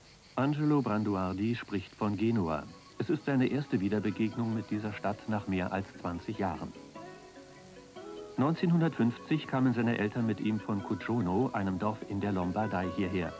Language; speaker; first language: German; native; German